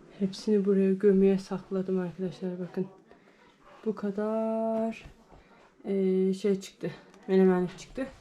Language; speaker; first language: Turkish; native; Turkish